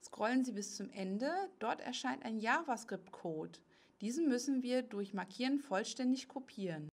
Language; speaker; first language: German; native; German